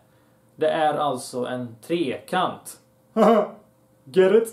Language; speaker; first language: Swedish; early bilingual, other home language; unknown